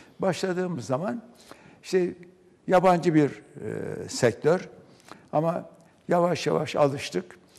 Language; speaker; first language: Turkish; native; Turkish